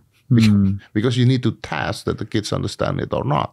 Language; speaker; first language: English; non-native, fluent; Indonesian